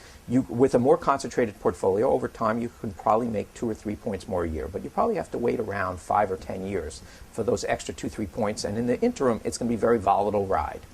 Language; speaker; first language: English; native; English